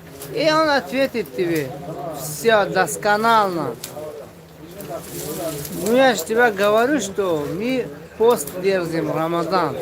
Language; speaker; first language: Russian; non-native, fluent; Tajik